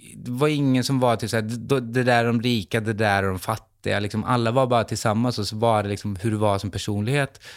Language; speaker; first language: Swedish; native; Swedish